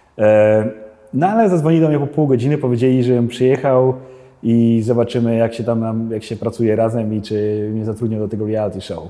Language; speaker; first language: Polish; native; Polish